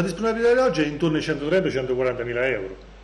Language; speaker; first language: Italian; native; Italian